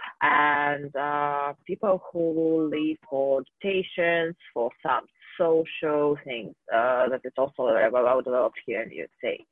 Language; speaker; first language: English; non-native, fluent; Russian